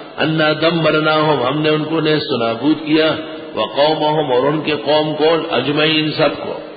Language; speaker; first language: Urdu; native; Urdu